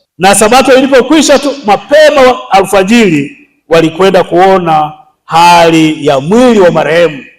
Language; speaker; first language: Swahili; native; Swahili